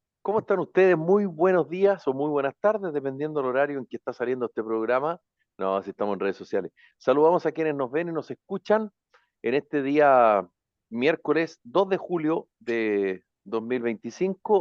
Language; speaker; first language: Spanish; native; Spanish